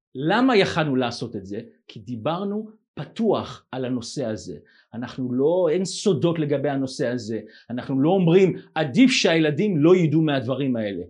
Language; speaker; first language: Hebrew; non-native, fluent; English